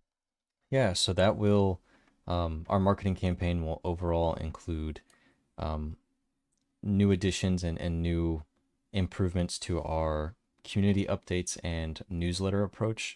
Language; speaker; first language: English; native; English